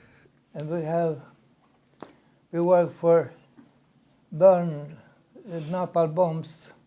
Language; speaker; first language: English; non-native, learner; Swedish